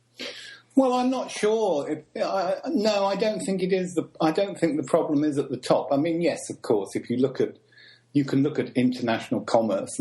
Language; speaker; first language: English; native; English